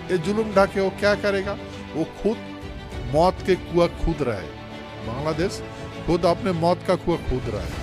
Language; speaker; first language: Hindi; non-native, local second language; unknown